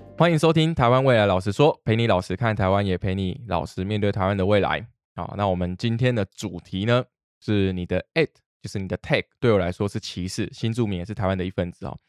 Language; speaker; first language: Chinese; native; Chinese